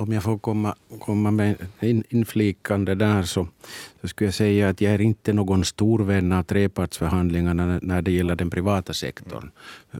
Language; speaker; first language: Swedish; native; Swedish